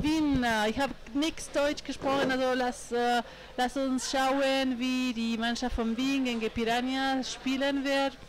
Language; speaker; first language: German; non-native, learner; Spanish